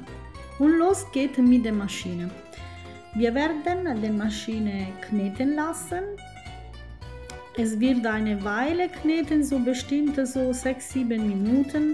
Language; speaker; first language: German; non-native, fluent; Italian